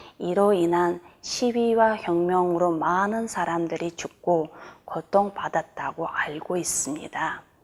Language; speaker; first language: Korean; non-native, fluent; Kyrgyz